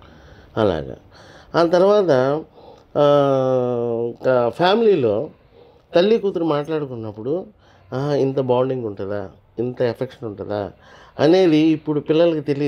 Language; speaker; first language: Telugu; native; Telugu